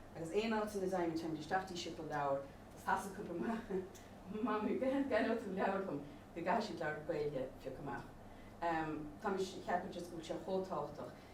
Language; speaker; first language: Irish; native; Irish